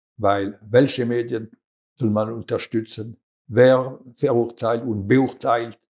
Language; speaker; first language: German; non-native, local second language; French